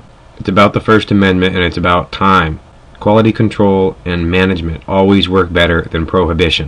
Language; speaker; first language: English; native; English